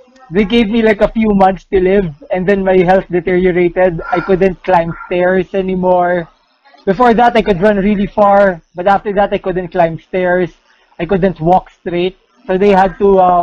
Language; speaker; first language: English; non-native, local second language; Filipino